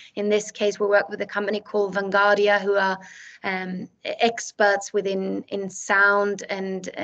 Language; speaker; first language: English; non-native, fluent; Swedish